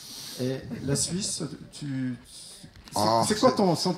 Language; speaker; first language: French; native; French